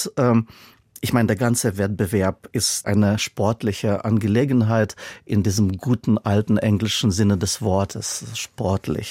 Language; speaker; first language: German; non-native, fluent; Russian